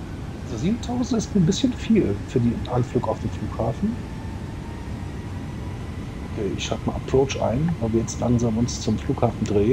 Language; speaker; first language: German; native; German